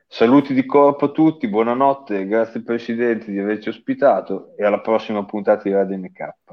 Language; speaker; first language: Italian; native; Italian